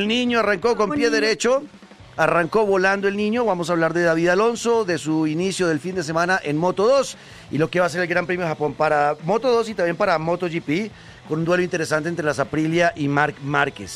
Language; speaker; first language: Spanish; native; Spanish